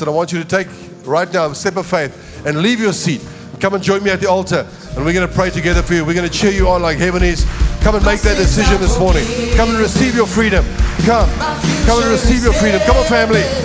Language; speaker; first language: English; native; English